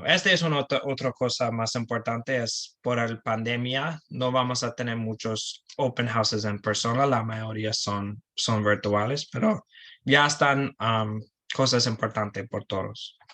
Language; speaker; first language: Spanish; non-native, learner; English